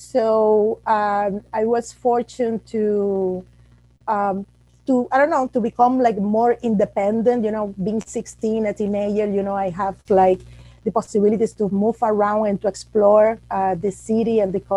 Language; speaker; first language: English; non-native, fluent; Spanish